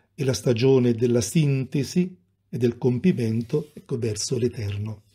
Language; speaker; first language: Italian; native; Italian